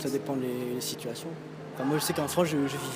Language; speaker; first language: French; native; French